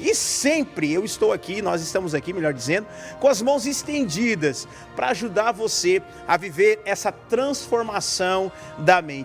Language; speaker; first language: Portuguese; native; Portuguese